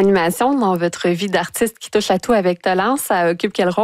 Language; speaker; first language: French; native; French